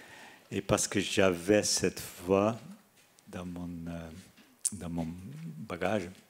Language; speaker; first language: French; non-native, fluent; Dutch